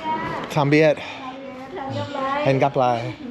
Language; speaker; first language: Vietnamese; non-native, learner; English